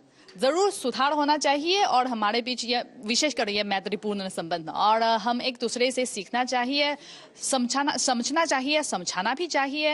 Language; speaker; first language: Hindi; non-native, learner; Chinese